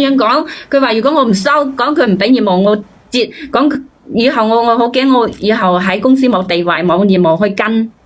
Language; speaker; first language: Cantonese; native; Cantonese